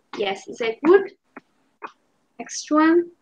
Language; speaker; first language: German; non-native, fluent; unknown